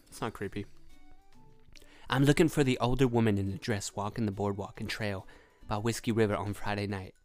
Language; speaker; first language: English; native; English